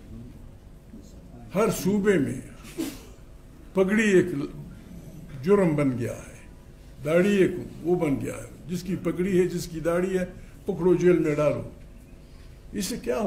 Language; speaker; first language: Urdu; non-native, local second language; Pashto